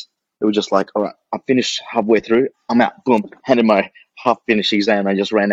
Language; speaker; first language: English; early bilingual, other home language; Indonesian